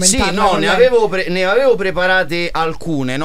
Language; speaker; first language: Italian; native; Italian